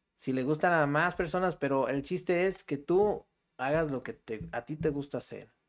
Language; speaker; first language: Spanish; native; Spanish